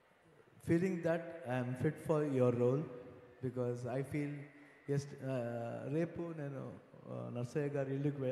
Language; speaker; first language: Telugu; non-native, learner; Kannada